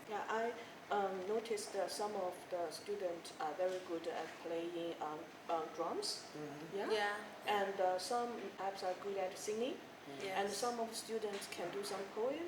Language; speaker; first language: English; non-native, fluent; Chinese